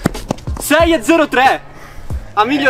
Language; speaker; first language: Italian; native; Italian